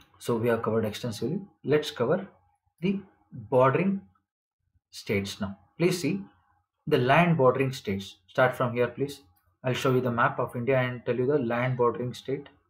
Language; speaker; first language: English; non-native, local second language; Kannada